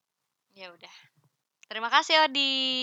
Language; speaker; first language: Indonesian; native; Indonesian